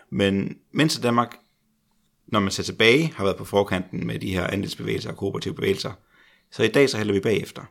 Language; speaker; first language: Danish; native; Danish